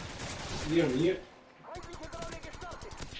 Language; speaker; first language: German; native; German